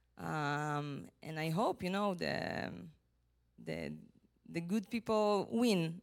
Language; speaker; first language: English; non-native, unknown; Hebrew